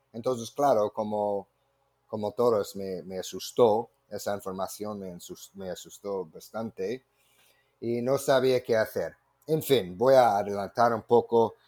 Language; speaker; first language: Spanish; non-native, fluent; English